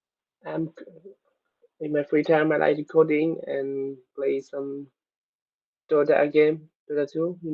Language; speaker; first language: English; non-native, learner; Vietnamese